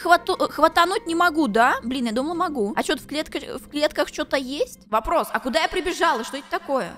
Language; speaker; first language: Russian; native; Russian